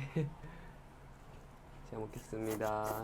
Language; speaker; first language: Korean; non-native, learner; Japanese